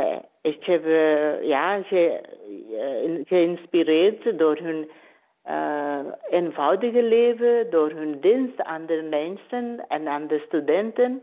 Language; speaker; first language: Dutch; non-native, learner; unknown